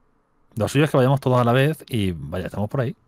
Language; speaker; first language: Spanish; native; Spanish